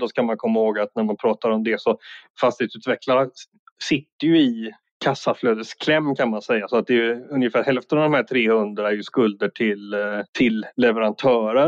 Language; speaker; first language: Swedish; native; Swedish